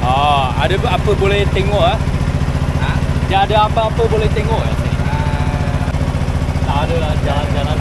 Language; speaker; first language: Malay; non-native, local second language; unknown